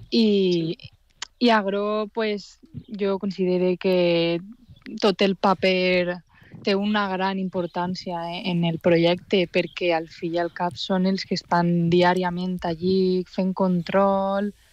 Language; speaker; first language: Catalan; native; Catalan